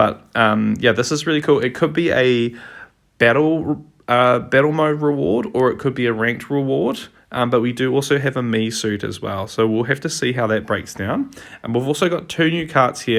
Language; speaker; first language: English; native; English